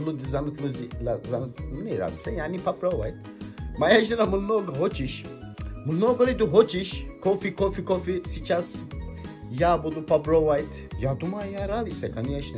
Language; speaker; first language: Russian; non-native, learner; Turkish